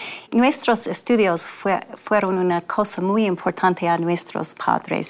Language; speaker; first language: Spanish; non-native, fluent; English